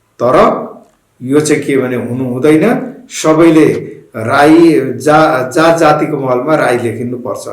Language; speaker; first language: Nepali; non-native, local second language; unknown